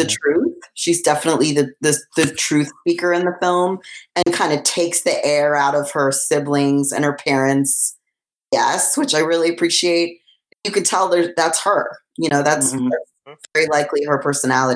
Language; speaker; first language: English; native; English